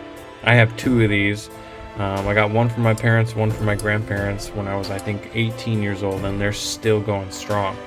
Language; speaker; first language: English; native; English